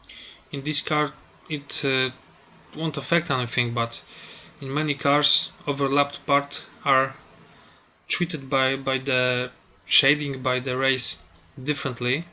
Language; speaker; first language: English; non-native, fluent; Polish